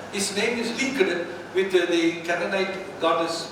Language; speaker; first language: English; non-native, local second language; Telugu